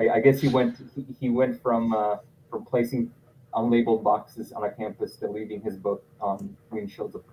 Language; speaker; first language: English; non-native, fluent; Italian